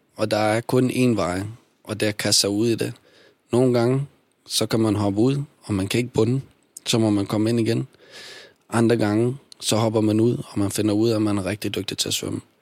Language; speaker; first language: Danish; early bilingual, other home language; Bosnian